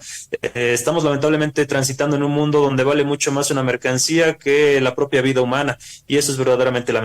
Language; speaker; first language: Spanish; native; Spanish